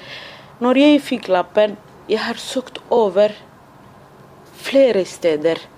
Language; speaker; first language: Norwegian; non-native, fluent; Somali